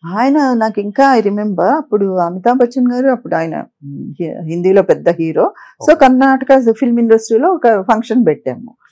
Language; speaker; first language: Telugu; native; Telugu